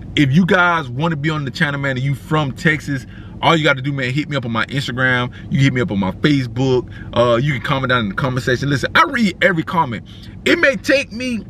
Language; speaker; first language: English; native; English